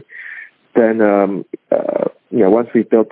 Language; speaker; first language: English; non-native, local second language; Cantonese